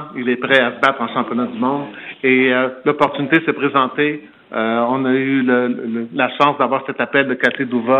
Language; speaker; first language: French; native; French